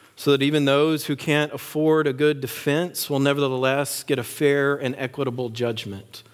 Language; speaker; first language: English; native; English